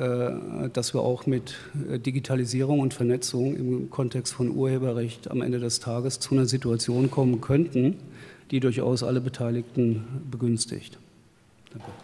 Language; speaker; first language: German; native; German